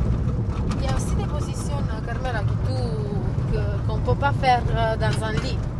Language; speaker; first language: French; non-native, fluent; Italian